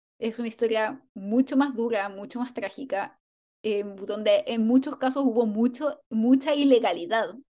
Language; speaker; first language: Spanish; native; Spanish